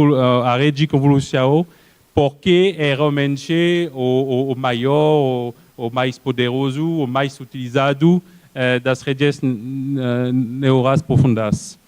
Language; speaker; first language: Portuguese; non-native, fluent; French